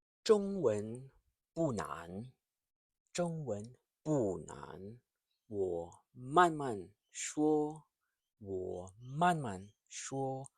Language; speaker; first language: Chinese; non-native, fluent; English